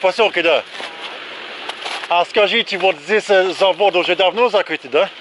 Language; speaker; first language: Russian; non-native, fluent; English